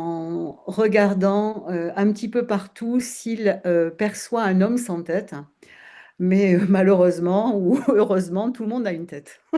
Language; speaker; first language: French; native; French